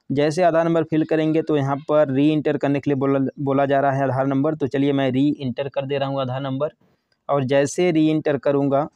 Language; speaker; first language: Hindi; native; Hindi